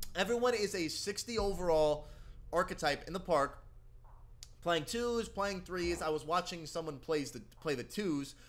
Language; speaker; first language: English; native; English